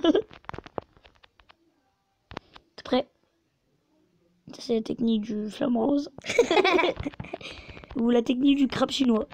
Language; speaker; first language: French; native; French